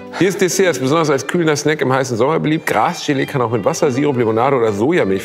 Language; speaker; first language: German; native; German